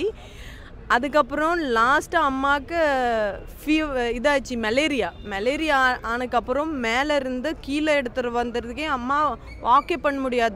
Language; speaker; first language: Tamil; non-native, fluent; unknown